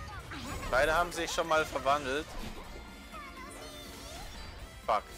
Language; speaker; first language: German; native; German